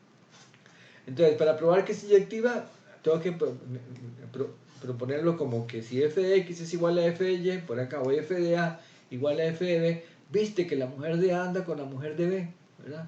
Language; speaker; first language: Spanish; native; Spanish